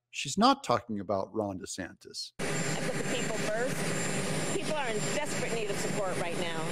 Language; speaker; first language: English; native; English